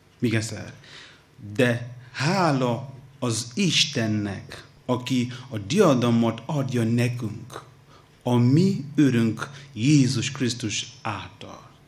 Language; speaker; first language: Hungarian; non-native, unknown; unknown